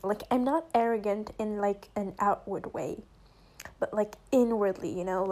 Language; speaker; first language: English; non-native, fluent; French